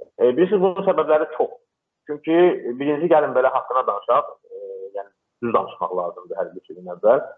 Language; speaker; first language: Azerbaijani; non-native, local second language; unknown